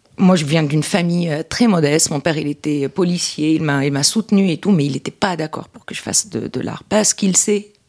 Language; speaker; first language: French; non-native, local second language; Arabic